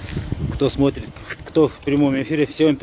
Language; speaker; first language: Russian; non-native, learner; Kyrgyz